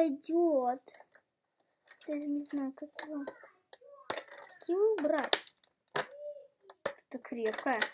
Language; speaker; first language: Russian; early bilingual, heritage; Russian